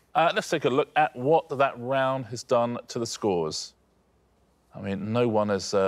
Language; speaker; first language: English; native; English